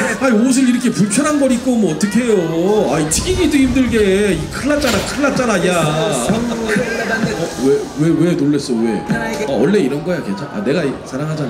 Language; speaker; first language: Korean; native; Korean